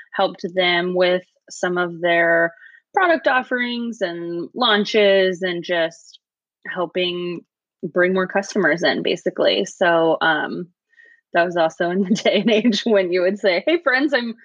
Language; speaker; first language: English; native; English